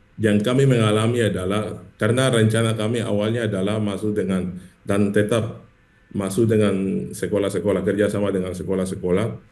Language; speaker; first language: Indonesian; non-native, fluent; English